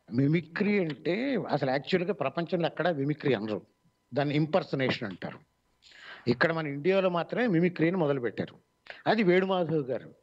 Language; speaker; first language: Telugu; native; Telugu